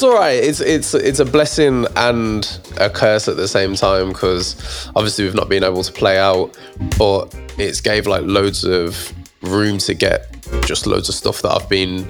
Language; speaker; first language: English; native; English